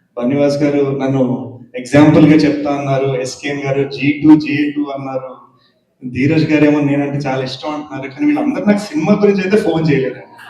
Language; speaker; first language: Telugu; early bilingual, heritage; Telugu